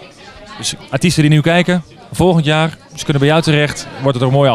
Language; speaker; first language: Dutch; native; Dutch